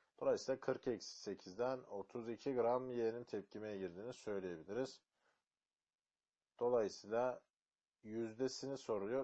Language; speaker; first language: Turkish; native; Turkish